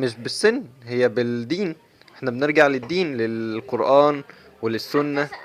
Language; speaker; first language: Arabic; native; Arabic